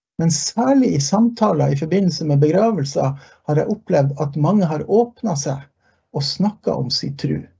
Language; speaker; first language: Norwegian; early bilingual, heritage; Norwegian